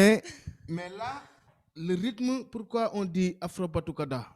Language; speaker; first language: French; non-native, local second language; Wolof